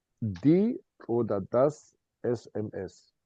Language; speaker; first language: German; non-native, fluent; English